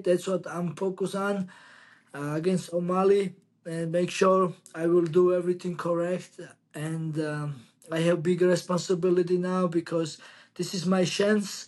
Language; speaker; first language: English; non-native, learner; Georgian